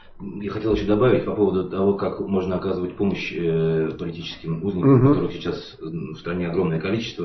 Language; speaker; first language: Russian; native; Russian